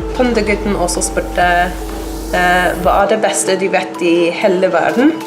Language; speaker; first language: Norwegian; non-native, learner; English